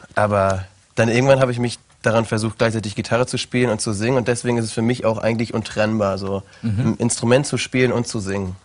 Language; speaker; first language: German; native; German